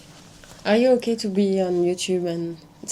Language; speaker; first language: English; non-native, learner; French